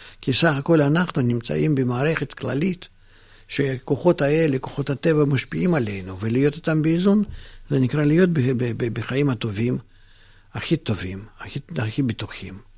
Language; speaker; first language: Hebrew; non-native, fluent; Russian